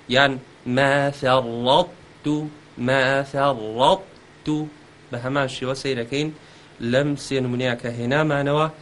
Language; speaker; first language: Central Kurdish; native; Central Kurdish